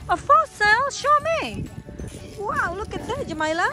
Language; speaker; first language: English; non-native, fluent; Indonesian